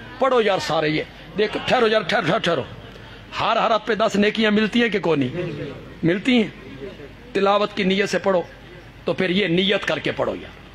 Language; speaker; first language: Urdu; non-native, local second language; Punjabi